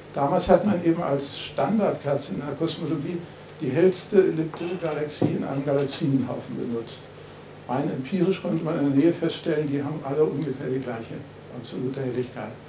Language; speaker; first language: German; native; German